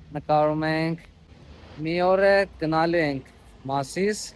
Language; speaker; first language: Armenian; non-native, learner; Hindi